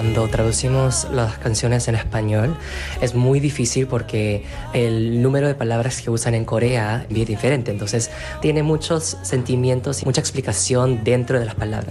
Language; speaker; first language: Spanish; non-native, fluent; Korean